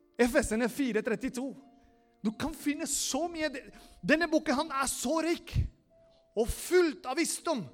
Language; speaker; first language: Norwegian; non-native, fluent; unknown